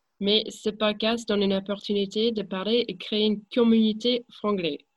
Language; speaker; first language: French; non-native, fluent; English